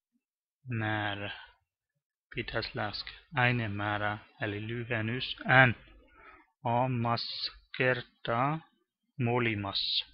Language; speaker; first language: Finnish; non-native, learner; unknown